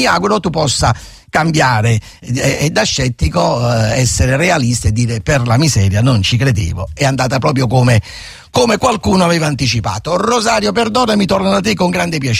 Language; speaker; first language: Italian; native; Italian